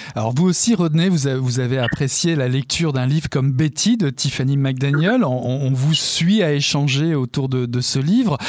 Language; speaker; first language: French; native; French